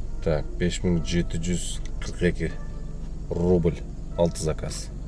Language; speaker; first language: Russian; non-native, local second language; Kyrgyz